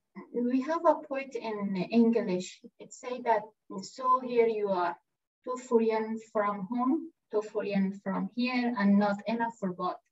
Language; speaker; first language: English; non-native, learner; Persian